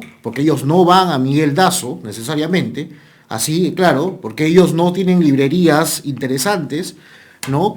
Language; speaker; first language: Spanish; native; Spanish